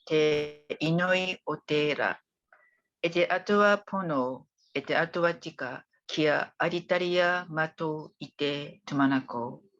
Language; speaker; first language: Māori; non-native, learner; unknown